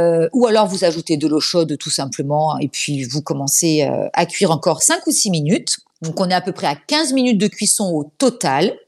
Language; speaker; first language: French; native; French